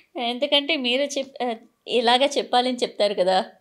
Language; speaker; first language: Telugu; non-native, learner; Malayalam